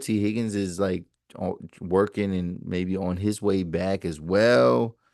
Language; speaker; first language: English; native; English